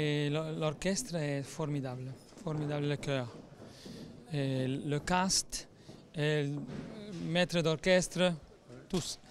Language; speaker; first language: French; non-native, learner; Spanish